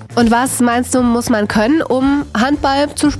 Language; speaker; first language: German; native; German